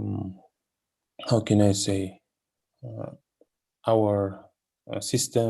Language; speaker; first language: English; non-native, learner; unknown